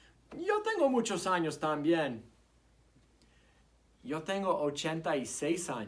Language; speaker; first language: Spanish; non-native, fluent; English